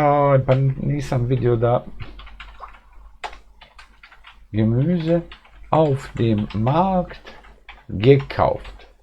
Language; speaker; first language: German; non-native, fluent; Bosnian